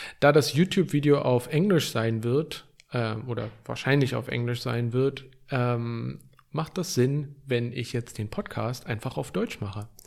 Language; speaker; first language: German; native; German